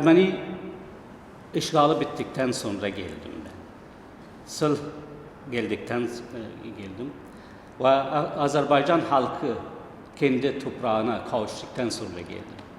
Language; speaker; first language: Turkish; non-native, learner; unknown